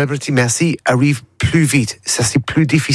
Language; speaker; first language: French; non-native, learner; English